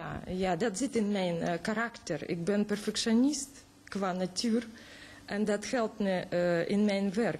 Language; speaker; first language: Dutch; non-native, fluent; Russian